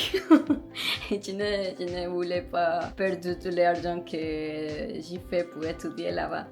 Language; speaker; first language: French; non-native, learner; Spanish